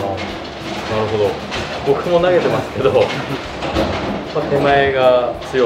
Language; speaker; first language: Japanese; native; Japanese